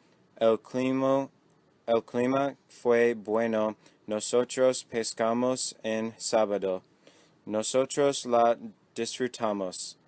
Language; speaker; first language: Spanish; non-native, learner; English